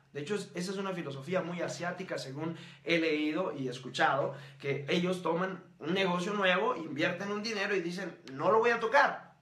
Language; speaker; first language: Spanish; native; Spanish